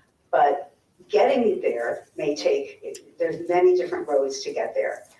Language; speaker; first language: English; native; English